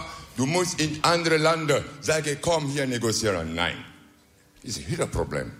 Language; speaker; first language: Dutch; non-native, learner; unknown